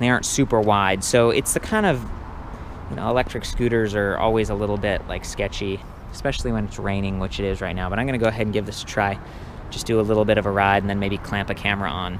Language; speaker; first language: English; native; English